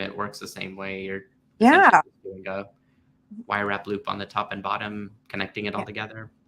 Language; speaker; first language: English; native; English